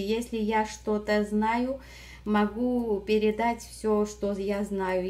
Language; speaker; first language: Russian; non-native, fluent; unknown